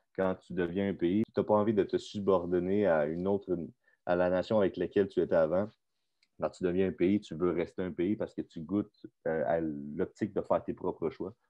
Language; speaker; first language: French; native; French